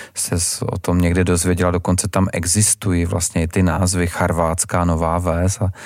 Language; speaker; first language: Czech; native; Czech